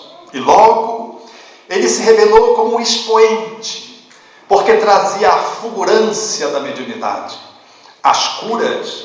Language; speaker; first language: Portuguese; native; Portuguese